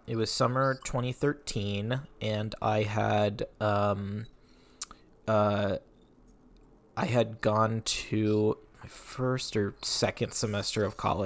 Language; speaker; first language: English; native; English